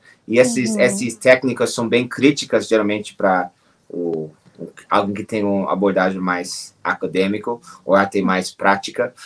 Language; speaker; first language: Portuguese; non-native, fluent; English